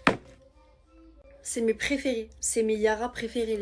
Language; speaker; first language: French; native; French